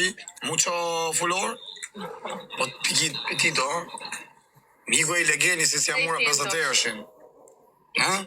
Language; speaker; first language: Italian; non-native, learner; Albanian